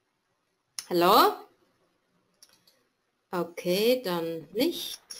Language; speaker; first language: German; non-native, fluent; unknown